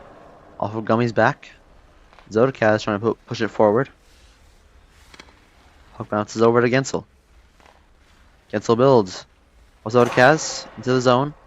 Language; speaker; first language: English; native; English